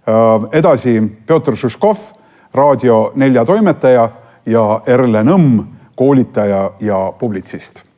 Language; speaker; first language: Estonian; native; Estonian